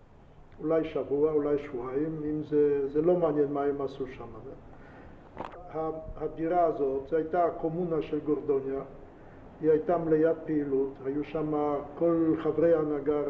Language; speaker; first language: Hebrew; non-native, fluent; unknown